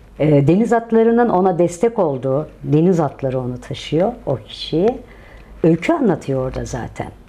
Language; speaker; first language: Turkish; native; Turkish